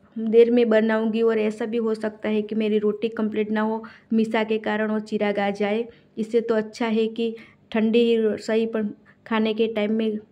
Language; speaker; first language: Hindi; non-native, local second language; Gujarati